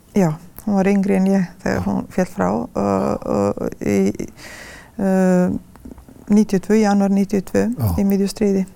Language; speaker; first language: Icelandic; non-native, fluent; Serbian